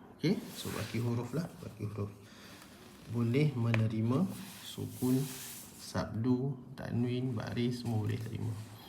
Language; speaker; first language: Malay; native; Malay